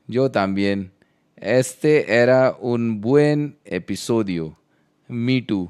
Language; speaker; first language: Spanish; non-native, learner; Hindi